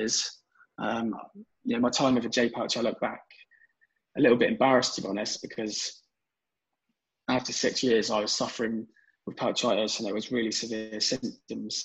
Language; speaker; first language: English; native; English